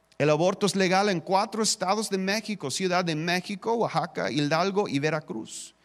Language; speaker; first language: Spanish; non-native, fluent; English